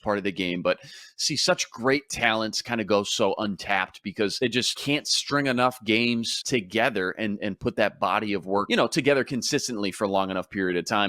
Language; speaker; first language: English; native; English